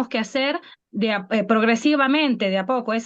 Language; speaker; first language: Spanish; native; Spanish